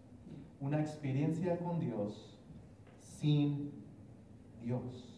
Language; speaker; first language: Spanish; early bilingual, heritage; English